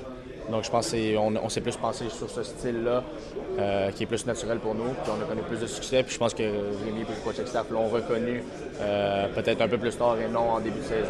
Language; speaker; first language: French; native; French